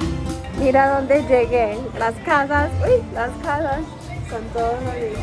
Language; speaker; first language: Spanish; non-native, fluent; English